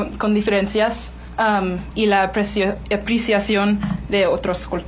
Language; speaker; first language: Spanish; non-native, learner; English